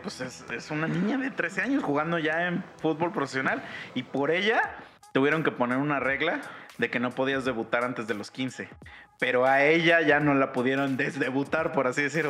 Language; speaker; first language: Spanish; native; Spanish